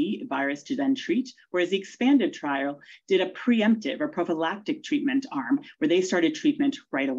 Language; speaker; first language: English; native; English